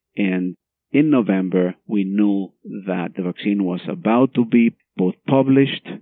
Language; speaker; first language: English; non-native, fluent; Spanish